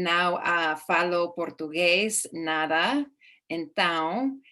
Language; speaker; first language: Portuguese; non-native, learner; English